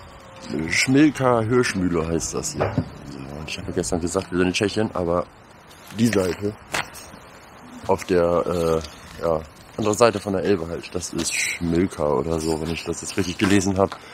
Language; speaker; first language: German; native; German